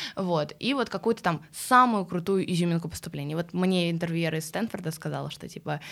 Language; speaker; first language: Russian; early bilingual, other home language; Swedish